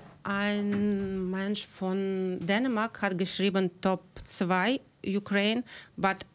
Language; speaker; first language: German; non-native, learner; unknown